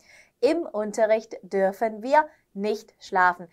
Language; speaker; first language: German; non-native, learner; Korean